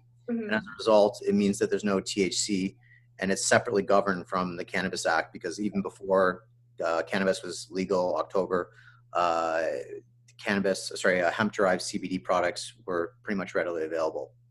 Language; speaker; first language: English; native; English